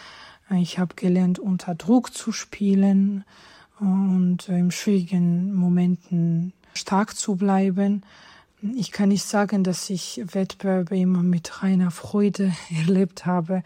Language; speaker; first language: German; non-native, fluent; Georgian